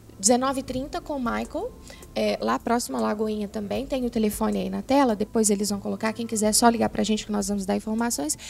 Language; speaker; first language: Portuguese; native; Portuguese